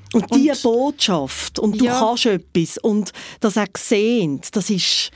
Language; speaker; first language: German; native; German